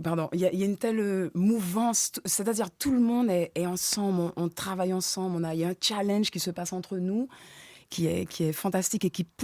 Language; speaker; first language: French; native; French